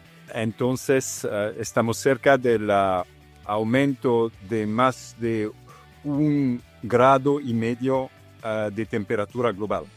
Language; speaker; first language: Spanish; non-native, fluent; Italian